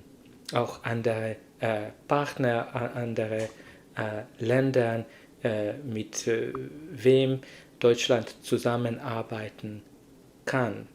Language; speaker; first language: German; non-native, learner; Hungarian